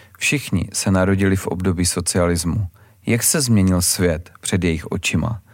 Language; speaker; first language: Czech; native; Czech